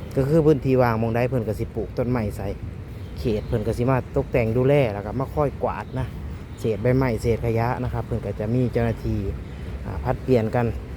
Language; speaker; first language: Thai; native; Thai